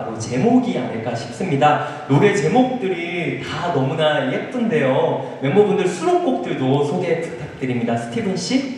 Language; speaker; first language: Korean; native; Korean